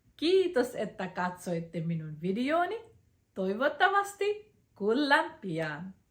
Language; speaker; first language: Finnish; non-native, learner; Nepali